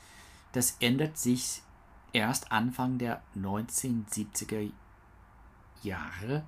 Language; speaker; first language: German; non-native, learner; English